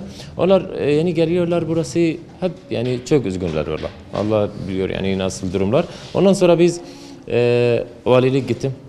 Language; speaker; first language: Turkish; non-native, learner; Arabic